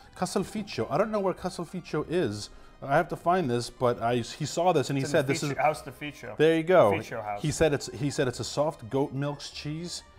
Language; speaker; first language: English; native; English